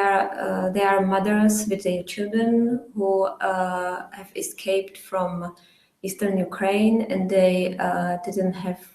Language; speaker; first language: English; non-native, fluent; Czech